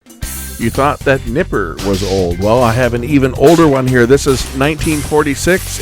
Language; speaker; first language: English; native; English